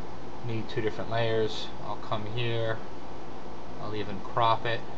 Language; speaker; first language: English; native; English